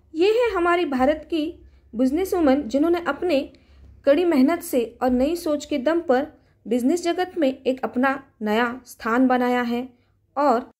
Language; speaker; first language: Hindi; non-native, local second language; Marathi